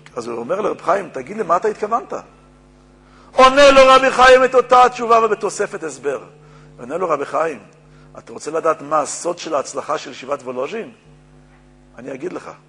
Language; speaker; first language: Hebrew; native; Hebrew